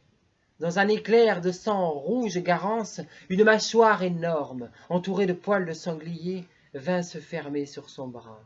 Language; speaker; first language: French; native; French